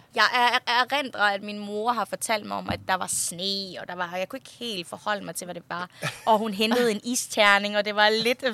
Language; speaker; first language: Danish; early bilingual, other home language; Thai